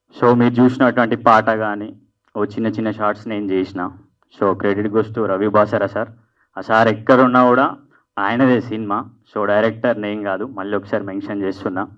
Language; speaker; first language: Telugu; native; Telugu